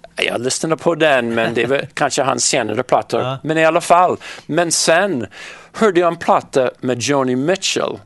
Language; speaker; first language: Swedish; non-native, fluent; English